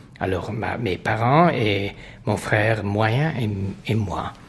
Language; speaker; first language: French; non-native, fluent; Hungarian